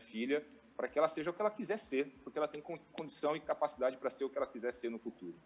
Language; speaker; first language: Portuguese; native; Portuguese